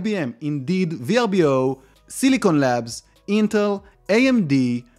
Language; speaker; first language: English; non-native, fluent; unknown